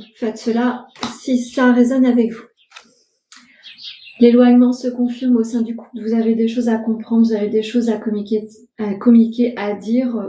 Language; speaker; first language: French; native; French